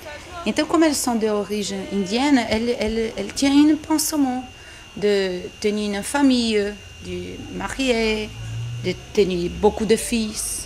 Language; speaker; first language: French; non-native, learner; Portuguese